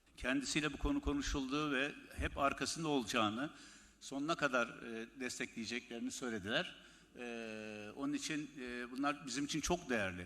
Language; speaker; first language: Turkish; native; Turkish